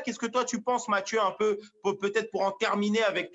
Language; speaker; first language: French; native; French